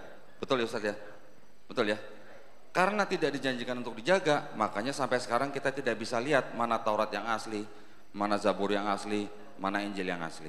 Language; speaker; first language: Indonesian; native; Indonesian